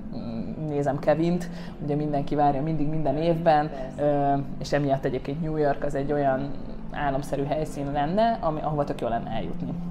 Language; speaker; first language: Hungarian; native; Hungarian